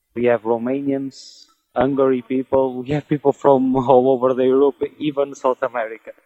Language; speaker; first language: English; non-native, learner; Portuguese